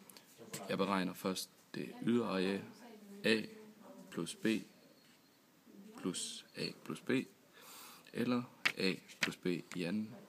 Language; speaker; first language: Danish; native; Danish